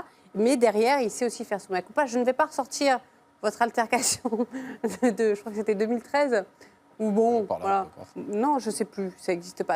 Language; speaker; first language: French; native; French